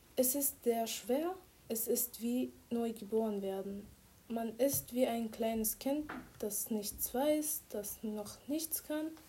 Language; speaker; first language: German; non-native, fluent; Arabic